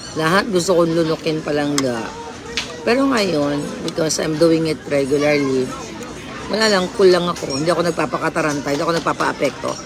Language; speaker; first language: Filipino; non-native, local second language; Cebuano